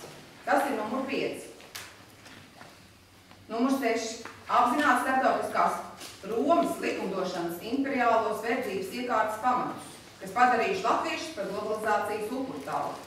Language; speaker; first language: Latvian; native; Latvian